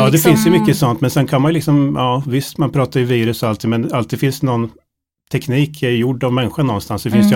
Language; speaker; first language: Swedish; native; Swedish